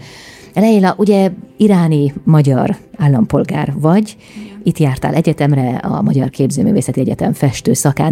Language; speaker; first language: Hungarian; native; Hungarian